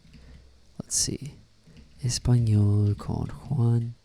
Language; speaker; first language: Spanish; non-native, learner; English